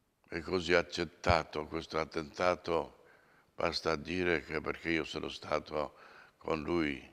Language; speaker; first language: Italian; non-native, fluent; Polish